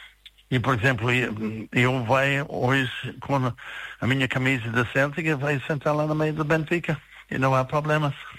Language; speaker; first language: Portuguese; non-native, fluent; English